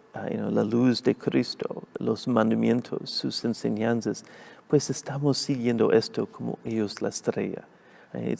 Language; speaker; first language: Spanish; non-native, fluent; English